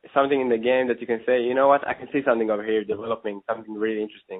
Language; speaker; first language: English; non-native, fluent; Hebrew